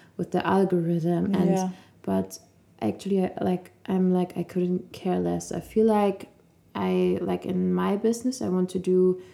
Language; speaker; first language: English; non-native, fluent; German